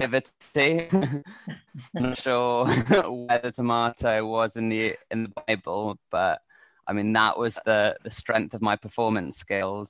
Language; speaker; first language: English; native; English